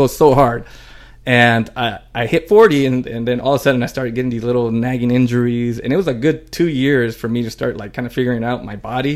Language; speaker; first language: English; early bilingual, other home language; Spanish